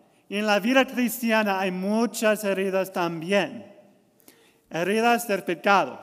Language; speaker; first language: Spanish; non-native, learner; English